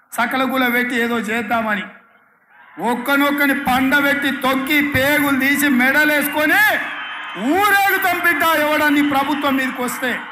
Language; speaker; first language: Telugu; native; Telugu